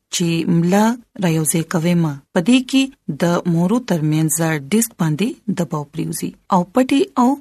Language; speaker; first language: Pashto; non-native, local second language; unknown